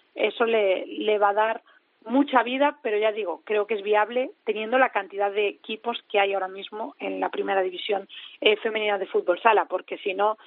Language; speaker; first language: Spanish; native; Spanish